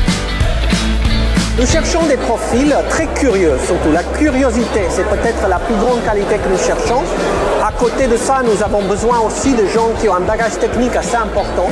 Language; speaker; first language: French; native; French